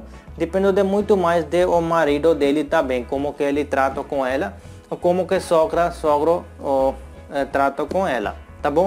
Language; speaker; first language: Portuguese; non-native, learner; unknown